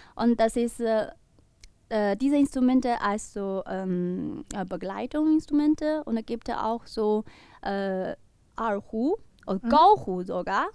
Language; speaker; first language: German; non-native, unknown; Chinese